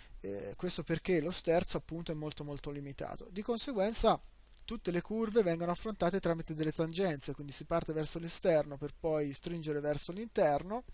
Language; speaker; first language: Italian; native; Italian